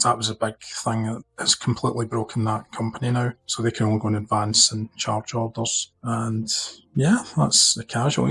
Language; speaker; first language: English; native; English